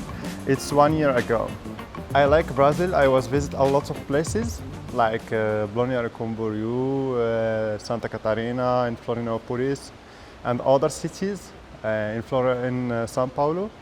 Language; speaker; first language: English; non-native, learner; Arabic